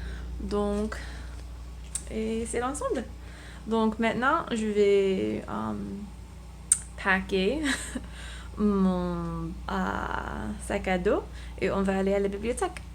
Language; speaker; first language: French; non-native, learner; English